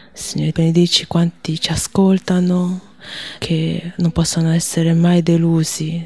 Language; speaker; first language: Italian; early bilingual, other home language; Chinese